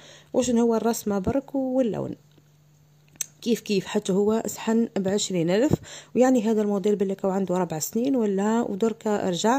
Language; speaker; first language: Arabic; native; Arabic